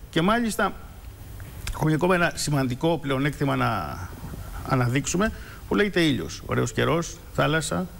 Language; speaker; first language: Greek; native; Greek